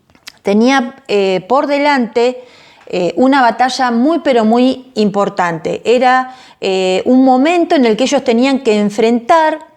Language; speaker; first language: Spanish; native; Spanish